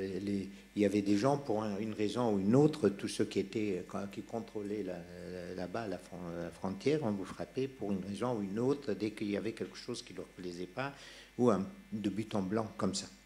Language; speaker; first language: French; non-native, local second language; Persian